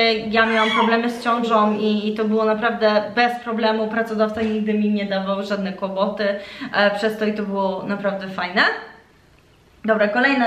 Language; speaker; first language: Polish; early bilingual, heritage; Polish